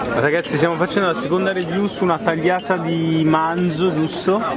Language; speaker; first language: Italian; native; Italian